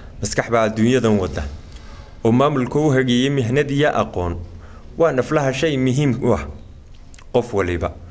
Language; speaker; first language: Somali; native; Somali